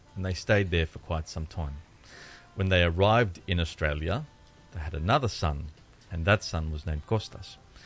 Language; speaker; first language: English; early bilingual, other home language; Greek